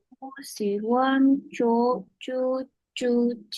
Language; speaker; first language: Chinese; non-native, learner; Indonesian